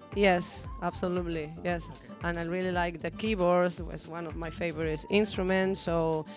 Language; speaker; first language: English; non-native, learner; Spanish